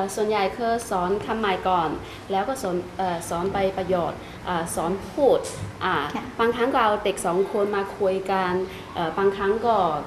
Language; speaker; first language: Thai; non-native, learner; Chinese